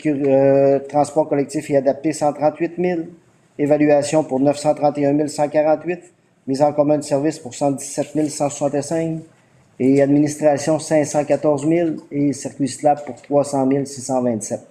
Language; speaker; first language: French; native; French